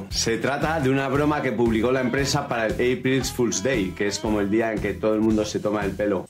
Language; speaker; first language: Spanish; native; Spanish